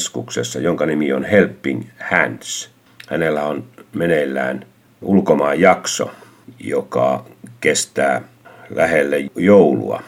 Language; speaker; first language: Finnish; native; Finnish